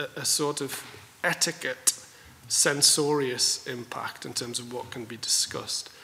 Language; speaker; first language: English; native; English